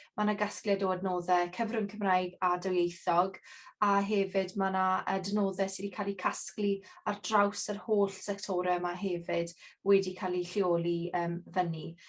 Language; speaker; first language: Welsh; native; Welsh